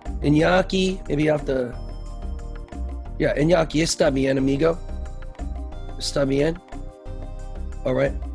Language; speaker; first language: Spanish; non-native, learner; English